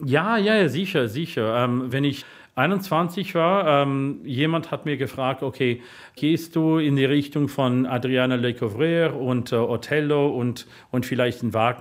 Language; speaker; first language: German; non-native, fluent; English